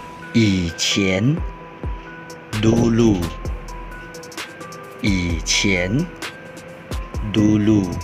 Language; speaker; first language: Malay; non-native, learner; Chinese